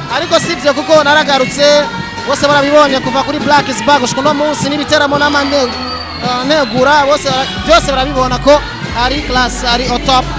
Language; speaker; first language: Rundi; non-native, local second language; Swahili